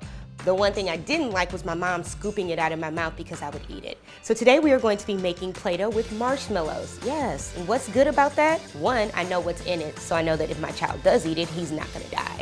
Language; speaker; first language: English; native; English